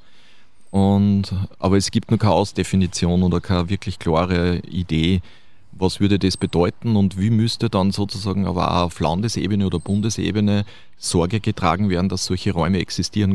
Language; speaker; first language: German; native; German